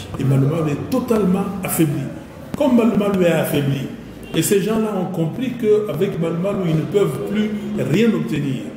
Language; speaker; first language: French; non-native, local second language; Lingala